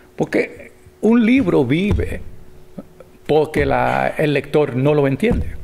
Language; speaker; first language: Spanish; early bilingual, heritage; Spanish